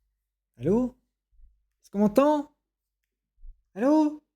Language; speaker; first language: French; native; French